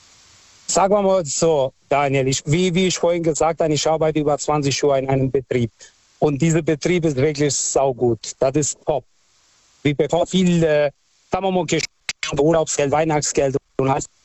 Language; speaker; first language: German; non-native, fluent; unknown